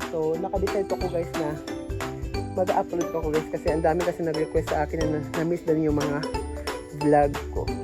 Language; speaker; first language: Filipino; non-native, local second language; Cebuano